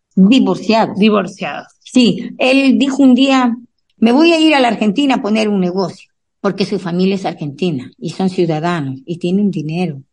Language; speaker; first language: Spanish; native; Spanish